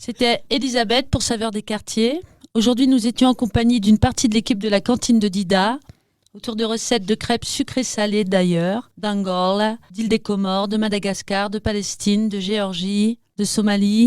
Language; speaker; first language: French; native; French